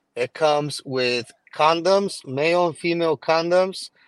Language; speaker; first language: English; early bilingual, other home language; Spanish